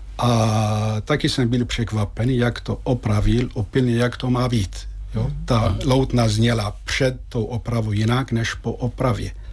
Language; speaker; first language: Czech; non-native, fluent; Arabic